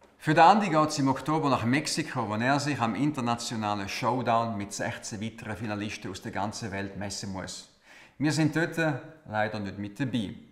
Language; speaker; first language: German; native; German